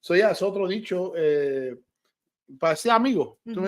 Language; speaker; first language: Spanish; early bilingual, heritage; Spanish